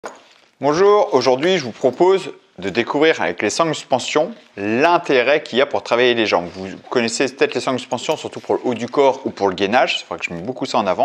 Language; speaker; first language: French; native; French